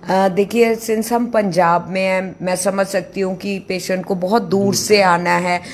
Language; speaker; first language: Hindi; non-native, local second language; Punjabi